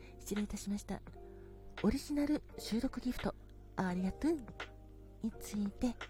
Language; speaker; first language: Japanese; native; Japanese